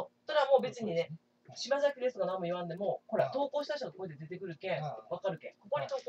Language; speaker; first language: Japanese; native; Japanese